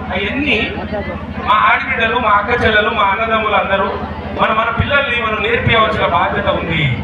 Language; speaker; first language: Telugu; non-native, local second language; Lambadi